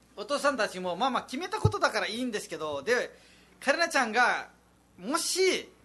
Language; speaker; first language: Japanese; non-native, fluent; Nepali